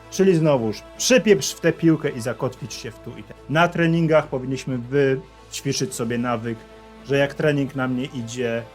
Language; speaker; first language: Polish; native; Polish